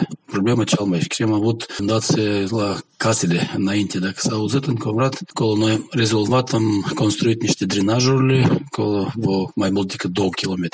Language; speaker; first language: Romanian; non-native, local second language; Gagauz